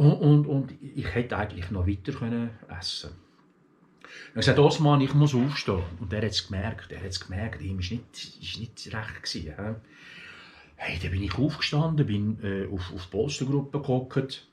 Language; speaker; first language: German; early bilingual, other home language; Turkish